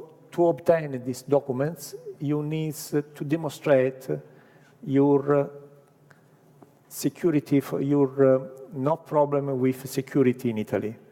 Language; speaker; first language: English; non-native, learner; Italian